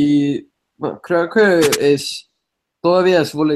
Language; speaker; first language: Spanish; non-native, fluent; English